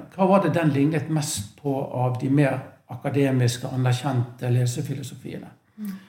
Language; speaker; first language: Norwegian; native; Norwegian